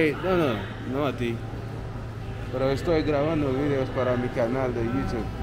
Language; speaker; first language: Spanish; non-native, learner; English